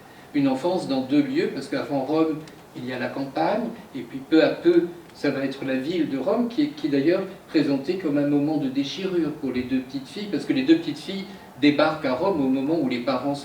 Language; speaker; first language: French; native; French